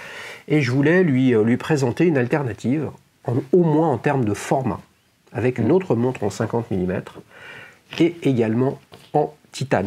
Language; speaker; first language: French; native; French